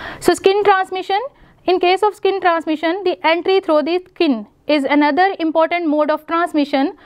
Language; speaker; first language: English; non-native, local second language; Punjabi